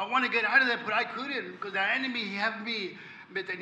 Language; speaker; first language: English; non-native, learner; Spanish